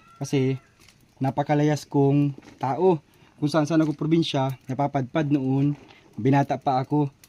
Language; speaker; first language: Filipino; non-native, local second language; Bikol